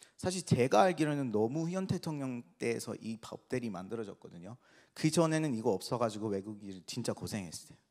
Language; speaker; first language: Korean; non-native, fluent; Persian